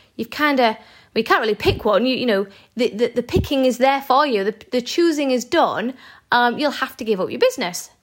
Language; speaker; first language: English; native; English